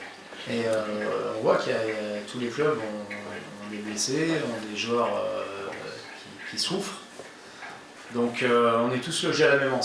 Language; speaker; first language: French; native; French